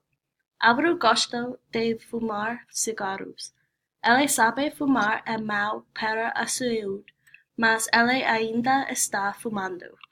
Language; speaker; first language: Portuguese; non-native, learner; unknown